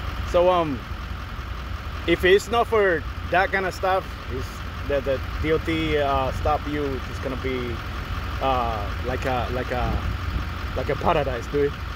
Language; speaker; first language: English; non-native, learner; Spanish